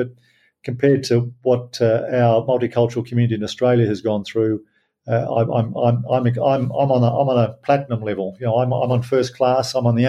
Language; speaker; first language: English; native; English